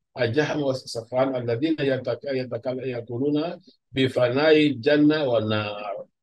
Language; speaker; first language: Arabic; non-native, fluent; Urdu